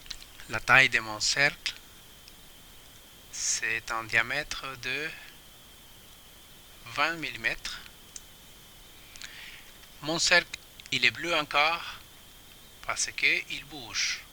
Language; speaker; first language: French; non-native, fluent; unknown